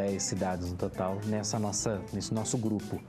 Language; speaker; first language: Portuguese; native; Portuguese